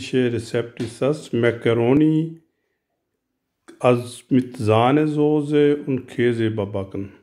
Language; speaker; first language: German; non-native, learner; Urdu